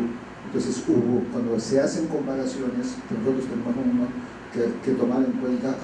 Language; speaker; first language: Spanish; native; Spanish